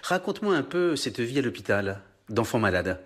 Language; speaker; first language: French; native; French